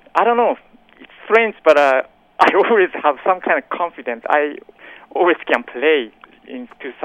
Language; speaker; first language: English; non-native, fluent; Japanese